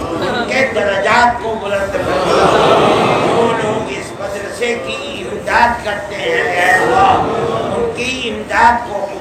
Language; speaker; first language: Urdu; native; Urdu